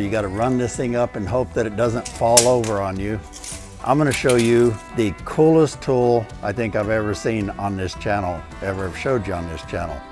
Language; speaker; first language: English; native; English